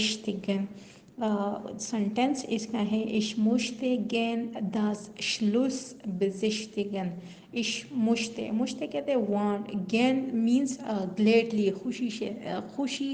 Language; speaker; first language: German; non-native, learner; Urdu